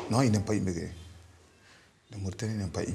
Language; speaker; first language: French; non-native, local second language; Arabic